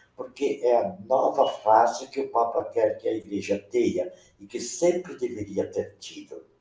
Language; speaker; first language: Portuguese; non-native, local second language; Venetian